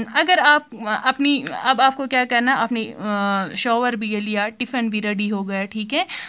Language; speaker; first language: Hindi; non-native, local second language; Kashmiri